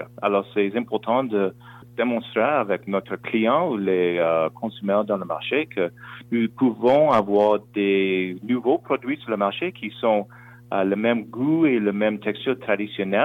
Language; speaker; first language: French; non-native, local second language; English